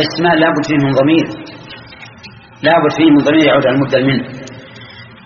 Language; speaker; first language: Arabic; native; Arabic